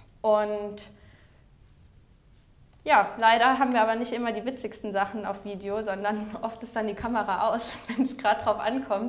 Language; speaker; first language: German; native; German